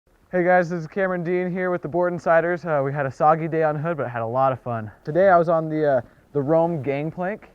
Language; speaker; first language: English; native; English